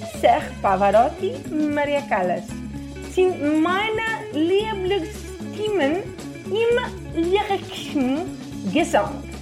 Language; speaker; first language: German; non-native, learner; Portuguese